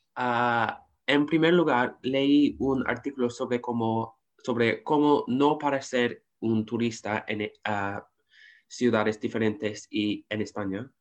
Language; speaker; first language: Spanish; non-native, learner; English